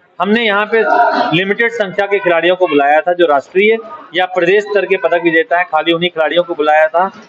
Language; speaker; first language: Hindi; native; Hindi